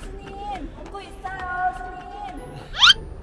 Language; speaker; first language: Korean; non-native, learner; Vietnamese